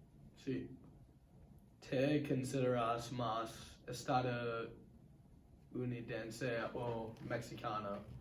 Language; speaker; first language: Spanish; non-native, learner; English